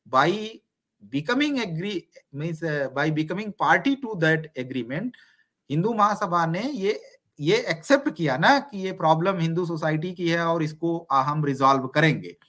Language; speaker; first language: Hindi; native; Hindi